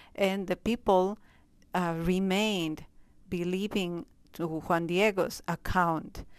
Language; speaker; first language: English; non-native, fluent; Spanish